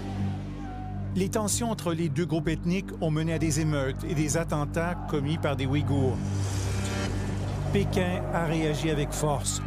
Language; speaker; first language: French; native; French